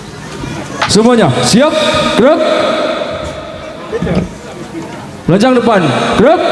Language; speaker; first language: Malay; non-native, local second language; Javanese